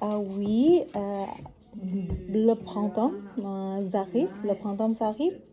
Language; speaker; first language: French; non-native, learner; Vietnamese